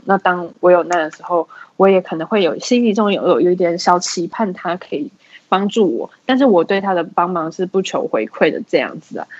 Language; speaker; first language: Chinese; native; Chinese